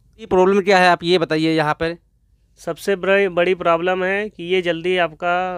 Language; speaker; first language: Hindi; native; Hindi